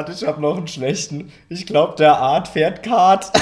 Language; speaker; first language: German; native; German